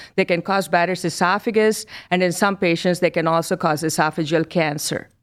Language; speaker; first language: English; non-native, local second language; Telugu